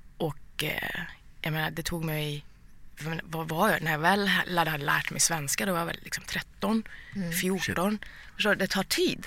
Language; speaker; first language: Swedish; early bilingual, other home language; Persian